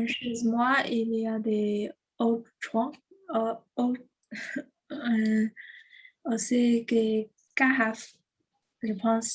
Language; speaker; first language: French; non-native, learner; Chinese